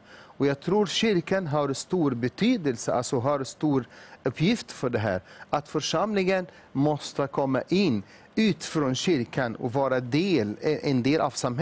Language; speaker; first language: Swedish; non-native, fluent; Arabic